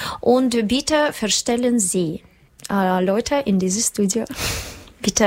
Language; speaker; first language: German; non-native, learner; Russian